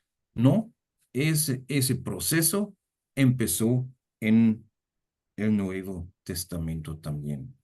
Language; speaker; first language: Spanish; non-native, fluent; German